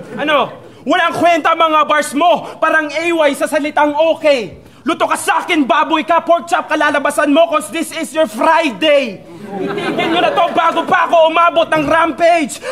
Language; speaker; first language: Filipino; non-native, local second language; Cebuano